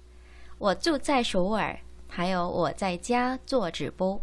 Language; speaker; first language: Chinese; non-native, learner; Korean